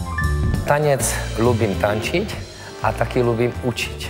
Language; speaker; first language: Polish; non-native, learner; Czech